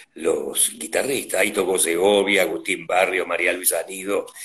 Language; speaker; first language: Spanish; native; Spanish